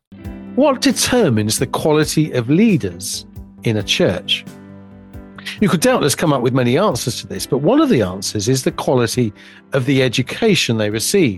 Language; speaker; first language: English; native; English